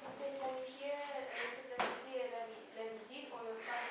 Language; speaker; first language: French; non-native, learner; Ukrainian